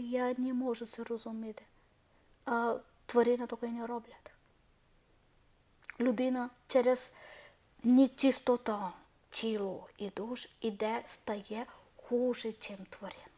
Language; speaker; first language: Ukrainian; non-native, learner; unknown